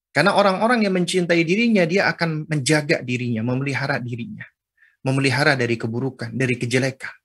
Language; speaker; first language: Indonesian; native; Indonesian